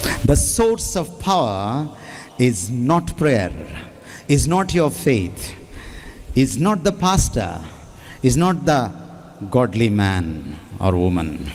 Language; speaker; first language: English; non-native, local second language; Telugu